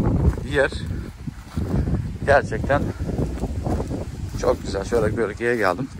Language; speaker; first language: Turkish; native; Turkish